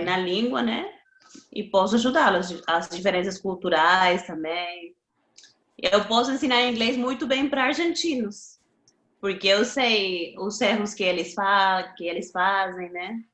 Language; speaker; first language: Portuguese; non-native, fluent; Spanish